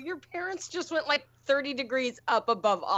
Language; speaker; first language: English; native; English